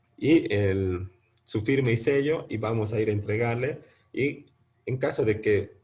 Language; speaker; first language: Spanish; native; Spanish